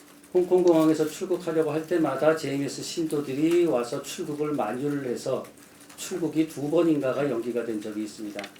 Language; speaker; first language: Korean; native; Korean